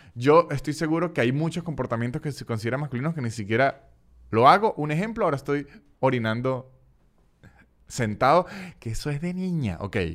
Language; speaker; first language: Spanish; native; Spanish